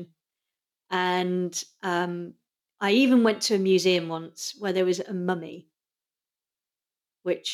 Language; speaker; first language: English; native; English